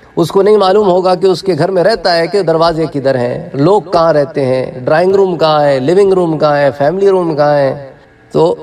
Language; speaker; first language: Urdu; non-native, local second language; Punjabi